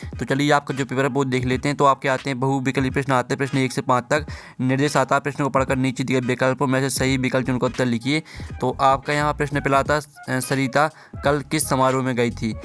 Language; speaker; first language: Hindi; native; Hindi